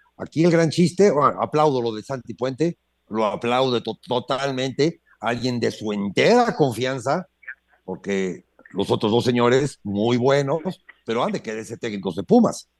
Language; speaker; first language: Spanish; native; Spanish